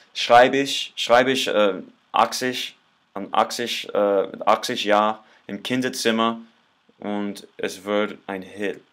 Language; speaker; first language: German; non-native, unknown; English